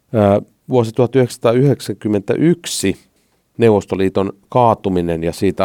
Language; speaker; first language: Finnish; native; Finnish